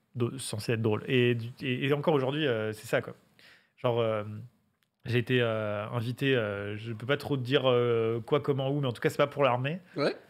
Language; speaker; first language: French; native; French